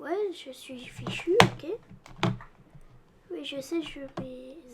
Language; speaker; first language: French; native; French